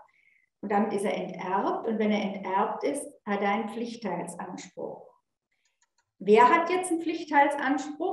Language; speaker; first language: German; native; German